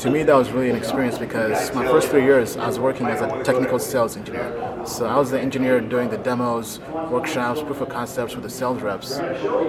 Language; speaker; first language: English; native; English